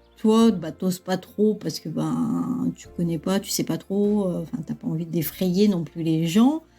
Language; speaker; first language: French; early bilingual, other home language; Chinese